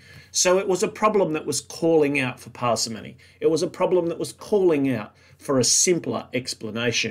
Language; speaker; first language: English; native; English